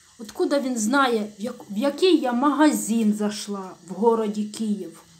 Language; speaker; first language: Ukrainian; native; Ukrainian